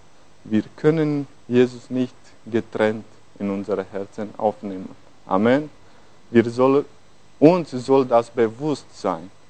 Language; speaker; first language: German; non-native, fluent; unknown